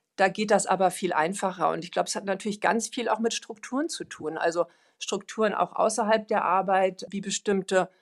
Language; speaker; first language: German; non-native, fluent; Swedish